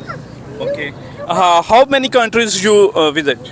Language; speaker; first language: English; non-native, learner; Urdu